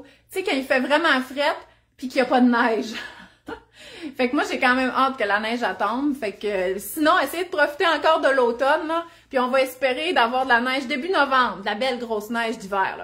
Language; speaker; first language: French; native; French